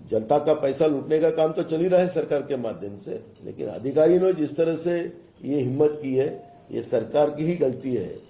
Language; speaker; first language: Hindi; non-native, local second language; Marathi